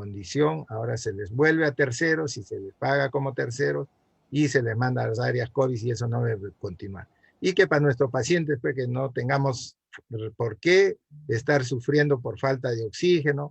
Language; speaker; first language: Spanish; native; Spanish